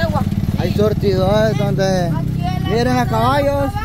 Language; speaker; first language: Spanish; native; Spanish